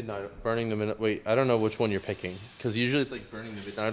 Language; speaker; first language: English; native; English